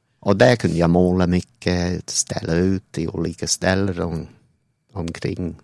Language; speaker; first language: Swedish; non-native, fluent; English